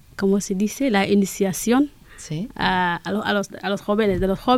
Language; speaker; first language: Spanish; non-native, learner; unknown